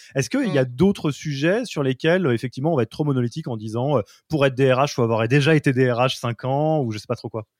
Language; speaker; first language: French; native; French